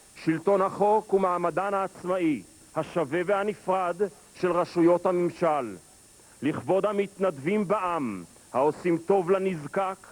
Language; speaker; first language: Hebrew; native; Hebrew